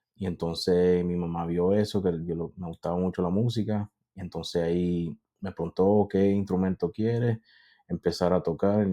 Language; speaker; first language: Spanish; early bilingual, heritage; Spanish